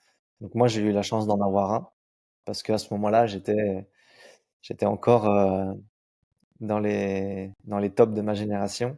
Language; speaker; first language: French; native; French